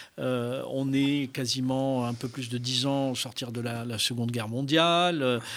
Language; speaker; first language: French; non-native, local second language; Arabic